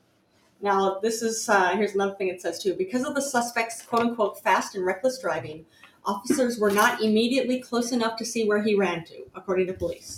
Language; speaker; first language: English; native; English